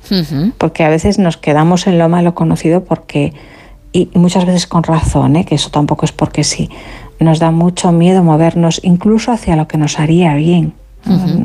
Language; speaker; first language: Spanish; native; Spanish